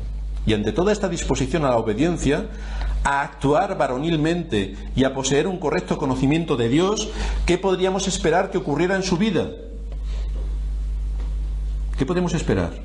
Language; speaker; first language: Spanish; native; Spanish